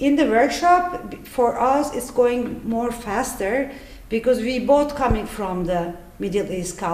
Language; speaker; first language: English; non-native, fluent; Turkish